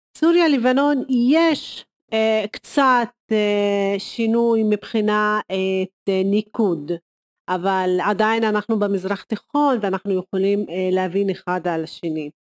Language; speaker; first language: Hebrew; non-native, local second language; Arabic